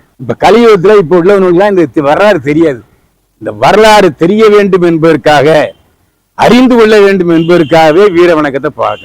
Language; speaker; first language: Tamil; native; Tamil